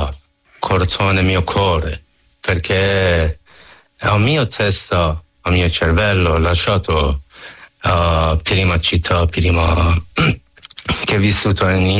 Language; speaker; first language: Italian; non-native, learner; Persian